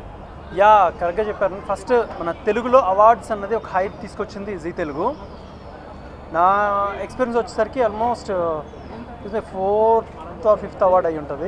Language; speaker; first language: Telugu; native; Telugu